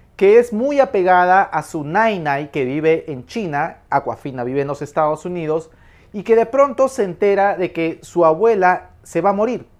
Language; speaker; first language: Spanish; native; Spanish